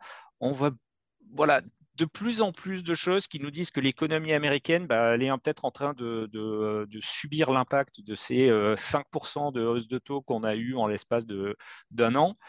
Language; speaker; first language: French; native; French